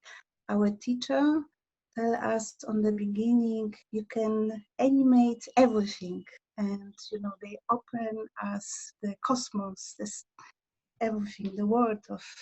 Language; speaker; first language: English; non-native, learner; Polish